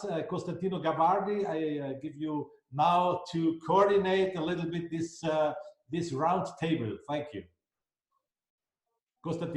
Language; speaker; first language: English; non-native, fluent; German